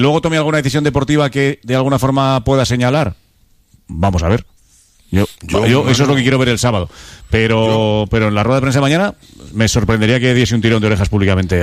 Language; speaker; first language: Spanish; native; Spanish